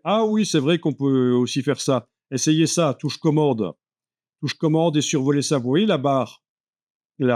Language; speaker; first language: French; native; French